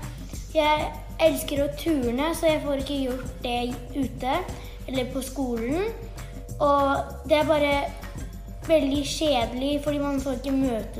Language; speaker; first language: Norwegian; early bilingual, heritage; Norwegian